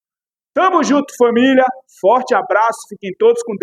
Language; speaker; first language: Portuguese; native; Portuguese